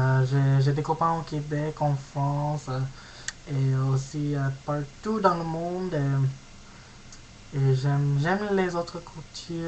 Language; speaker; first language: French; non-native, learner; English